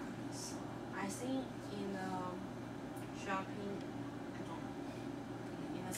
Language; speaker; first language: English; non-native, learner; Chinese